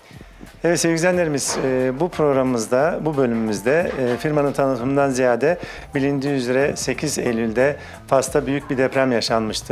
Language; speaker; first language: Turkish; native; Turkish